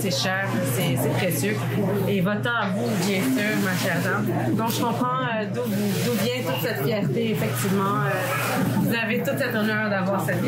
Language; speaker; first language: French; native; French